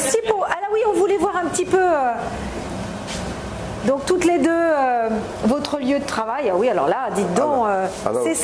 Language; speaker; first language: French; native; French